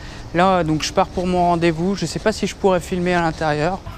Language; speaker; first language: French; native; French